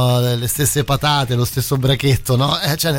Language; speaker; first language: Italian; native; Italian